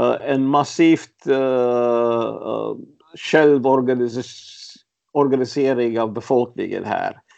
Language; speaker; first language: Swedish; early bilingual, other home language; Latvian